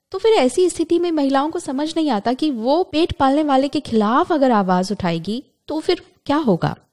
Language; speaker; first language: Hindi; native; Hindi